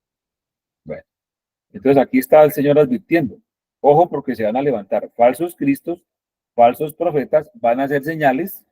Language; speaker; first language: Spanish; native; Spanish